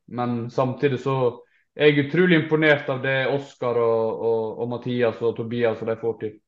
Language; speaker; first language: Norwegian; native; Norwegian